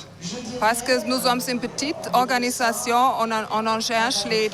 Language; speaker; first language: French; non-native, fluent; German